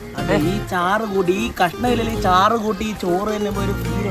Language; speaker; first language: Malayalam; native; Malayalam